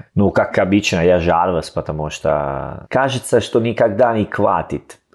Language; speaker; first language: Russian; non-native, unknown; Italian